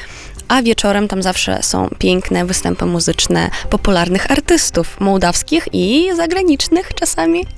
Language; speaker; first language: Polish; non-native, fluent; Romanian